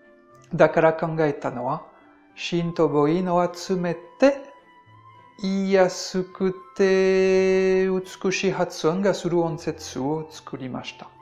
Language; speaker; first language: Japanese; non-native, fluent; French